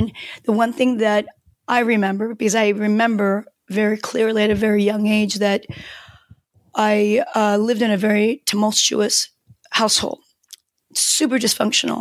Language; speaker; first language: English; non-native, fluent; Korean